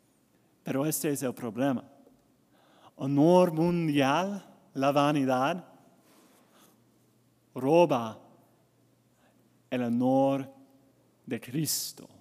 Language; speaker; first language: Spanish; non-native, learner; English